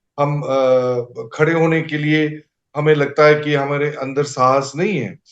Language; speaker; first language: Hindi; non-native, local second language; Assamese